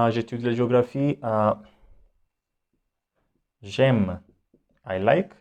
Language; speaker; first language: French; non-native, fluent; Hindi